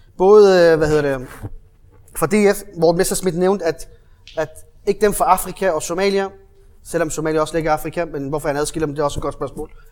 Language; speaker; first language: Danish; early bilingual, other home language; Arabic